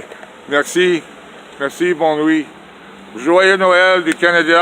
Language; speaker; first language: French; non-native, learner; English